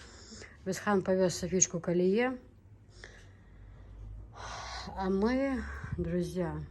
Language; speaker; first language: Russian; non-native, local second language; Chechen